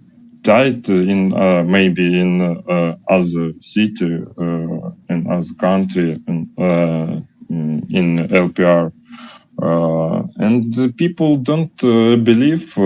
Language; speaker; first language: English; non-native, learner; Russian